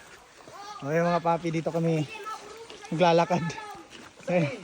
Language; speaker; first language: Filipino; non-native, local second language; Bikol